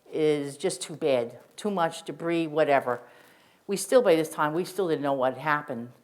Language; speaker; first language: English; native; English